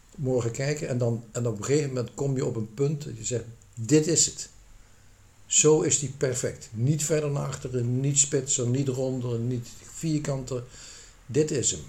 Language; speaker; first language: Dutch; native; Dutch